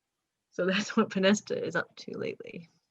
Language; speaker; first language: English; native; English